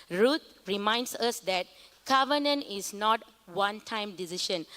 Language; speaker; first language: English; non-native, local second language; Tamil